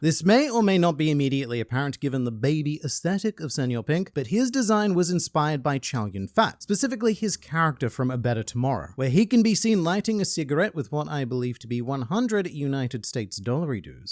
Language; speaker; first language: English; native; English